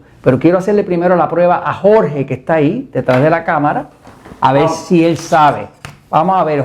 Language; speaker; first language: Spanish; native; Spanish